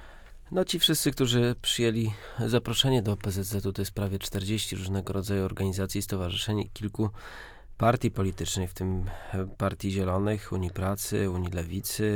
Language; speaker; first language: Polish; native; Polish